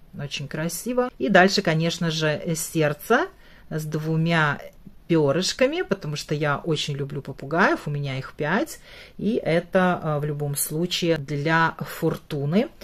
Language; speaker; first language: Russian; native; Russian